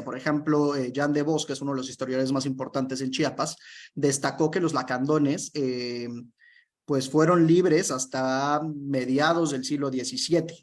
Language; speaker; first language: Spanish; native; Spanish